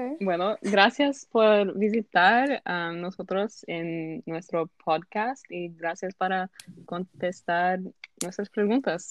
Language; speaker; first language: Spanish; non-native, learner; English